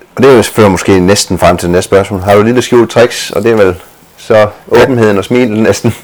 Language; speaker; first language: Danish; native; Danish